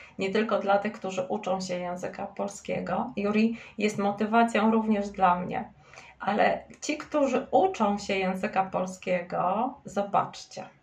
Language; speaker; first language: Polish; native; Polish